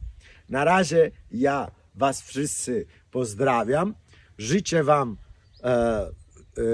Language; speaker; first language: Polish; non-native, fluent; Italian